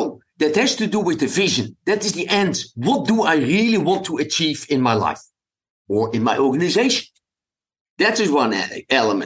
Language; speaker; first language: English; non-native, fluent; Dutch